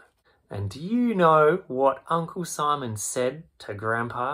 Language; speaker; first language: English; native; English